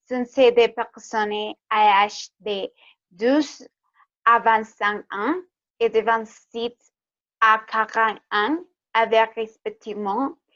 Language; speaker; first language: French; non-native, learner; Spanish